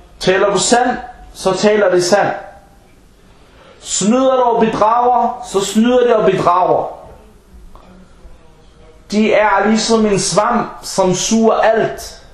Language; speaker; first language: Danish; non-native, fluent; Arabic